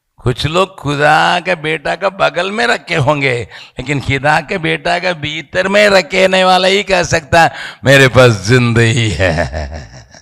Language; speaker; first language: Hindi; non-native, local second language; Tamil